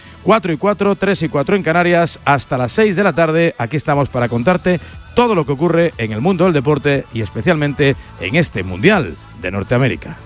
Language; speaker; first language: Spanish; native; Spanish